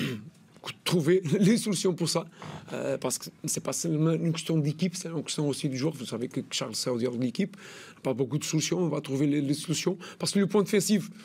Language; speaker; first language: French; non-native, learner; Portuguese